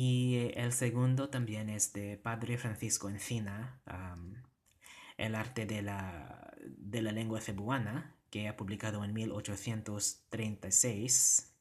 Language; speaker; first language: Spanish; non-native, learner; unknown